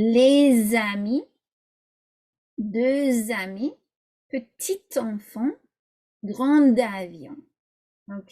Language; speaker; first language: French; non-native, fluent; English